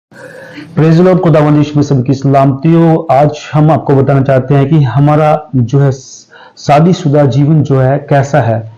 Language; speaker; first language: Hindi; native; Hindi